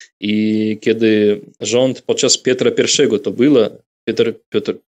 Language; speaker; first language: Polish; non-native, fluent; Russian